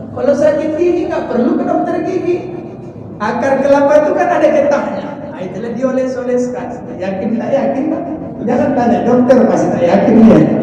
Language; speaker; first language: Indonesian; non-native, local second language; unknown